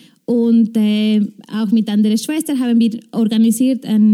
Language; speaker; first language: German; non-native, fluent; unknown